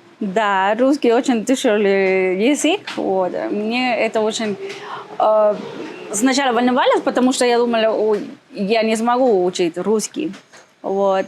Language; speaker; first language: Russian; non-native, learner; Spanish